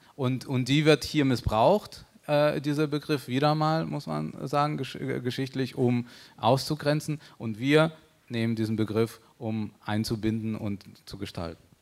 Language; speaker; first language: German; early bilingual, other home language; Russian